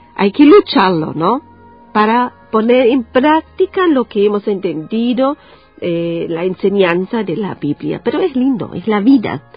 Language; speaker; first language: Spanish; non-native, fluent; German